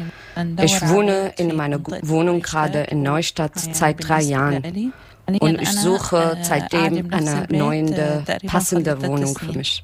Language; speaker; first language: German; non-native, learner; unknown